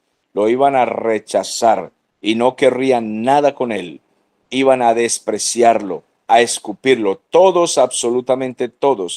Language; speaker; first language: Spanish; native; Spanish